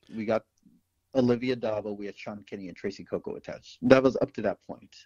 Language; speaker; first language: English; native; English